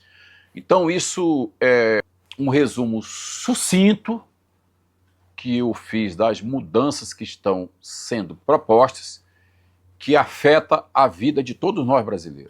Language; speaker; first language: Portuguese; native; Portuguese